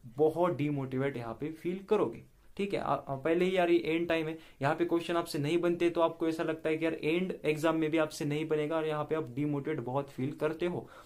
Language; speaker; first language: Hindi; non-native, local second language; Marathi